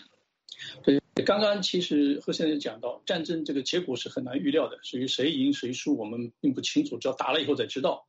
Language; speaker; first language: Chinese; native; Chinese